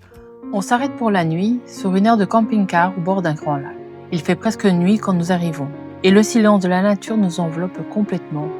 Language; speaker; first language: French; native; French